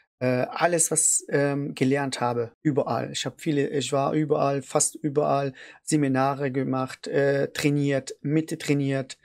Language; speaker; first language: German; non-native, learner; Arabic